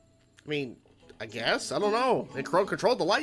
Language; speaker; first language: English; native; English